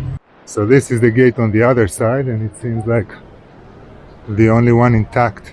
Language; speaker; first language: English; non-native, fluent; Hebrew